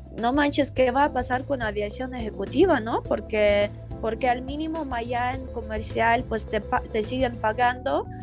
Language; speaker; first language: Spanish; non-native, fluent; Ukrainian